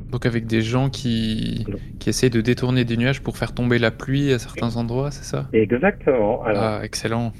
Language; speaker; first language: French; native; French